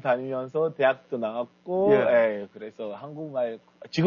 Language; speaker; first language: Korean; non-native, fluent; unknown